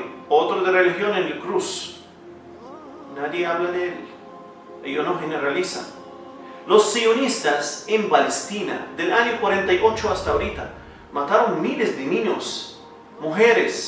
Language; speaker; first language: Spanish; non-native, fluent; Arabic